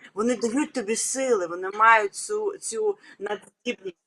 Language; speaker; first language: Ukrainian; non-native, local second language; Russian